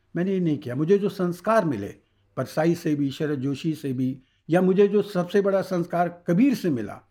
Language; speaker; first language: Hindi; native; Hindi